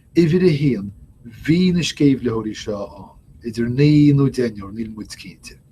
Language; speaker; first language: Irish; native; Irish